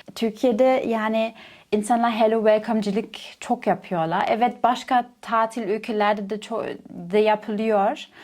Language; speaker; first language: Turkish; non-native, fluent; German